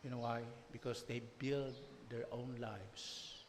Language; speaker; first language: English; non-native, local second language; Filipino